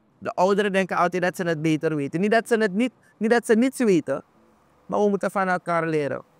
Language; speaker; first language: Dutch; native; Dutch